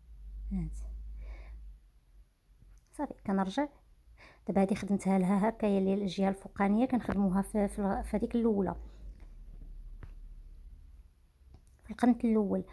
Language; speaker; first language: Arabic; native; Arabic